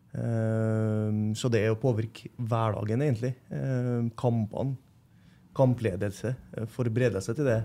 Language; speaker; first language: Norwegian; non-native, fluent; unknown